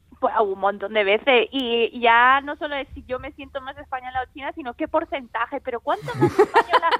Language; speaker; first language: Spanish; early bilingual, other home language; Chinese